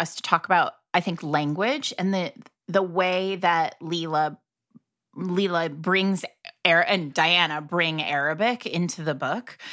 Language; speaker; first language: English; early bilingual, other home language; Italian